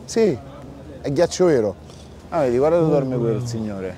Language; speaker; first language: Italian; native; Italian